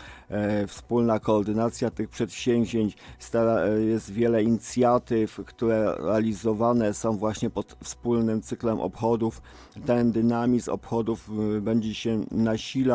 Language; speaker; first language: Polish; native; Polish